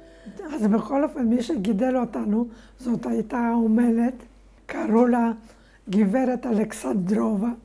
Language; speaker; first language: Hebrew; non-native, fluent; Polish